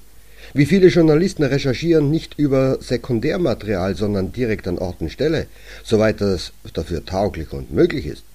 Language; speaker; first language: German; native; German